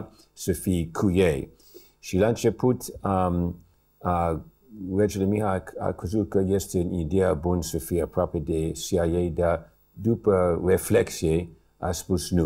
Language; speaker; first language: Romanian; early bilingual, heritage; English